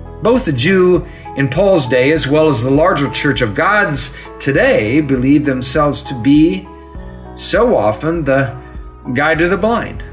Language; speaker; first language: English; native; English